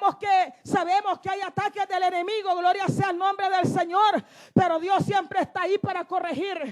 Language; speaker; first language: Spanish; native; Spanish